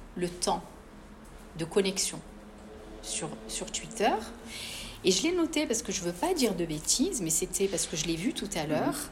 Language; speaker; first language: French; non-native, local second language; Arabic